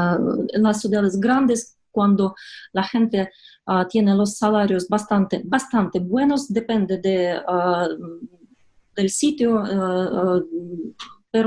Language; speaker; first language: Spanish; non-native, fluent; Russian